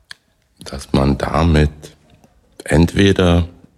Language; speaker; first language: German; non-native, fluent; Swedish